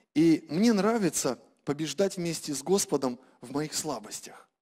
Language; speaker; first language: Russian; native; Russian